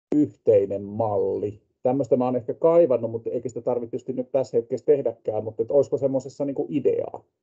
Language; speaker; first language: Finnish; native; Finnish